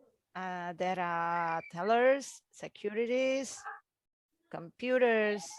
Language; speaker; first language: English; non-native, learner; Indonesian